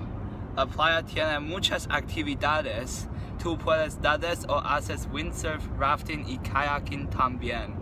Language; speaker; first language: Spanish; non-native, learner; English